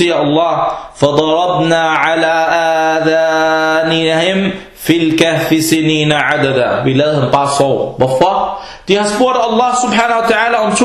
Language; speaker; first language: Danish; early bilingual, other home language; Arabic